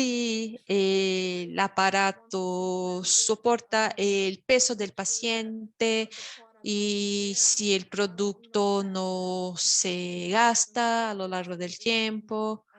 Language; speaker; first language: Spanish; non-native, fluent; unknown